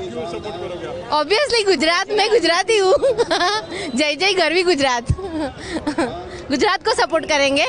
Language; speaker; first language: Hindi; non-native, local second language; Gujarati